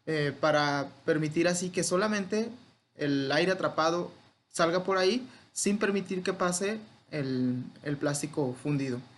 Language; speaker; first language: Spanish; native; Spanish